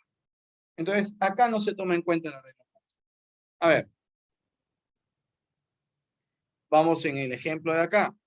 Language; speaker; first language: Spanish; native; Spanish